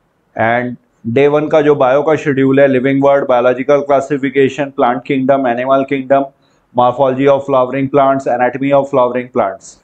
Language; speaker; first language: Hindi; native; Hindi